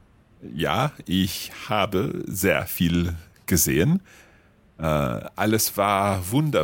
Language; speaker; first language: German; non-native, learner; English